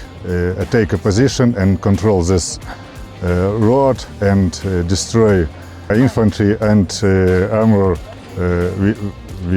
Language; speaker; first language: English; non-native, learner; Ukrainian